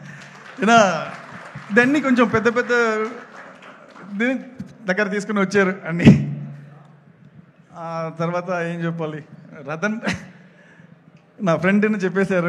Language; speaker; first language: Telugu; non-native, learner; Tamil